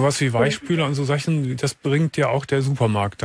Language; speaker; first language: German; native; German